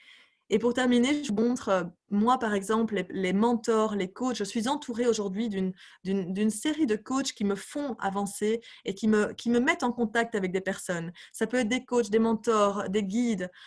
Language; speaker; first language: French; native; French